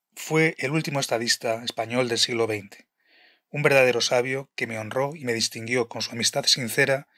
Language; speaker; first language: Spanish; native; Spanish